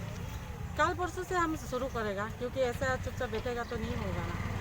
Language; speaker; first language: Hindi; non-native, local second language; Kok Borok